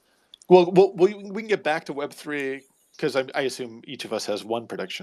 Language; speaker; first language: English; native; English